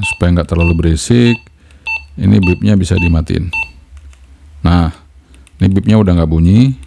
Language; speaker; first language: Indonesian; native; Indonesian